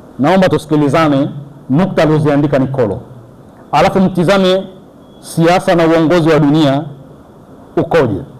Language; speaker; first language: Swahili; native; Swahili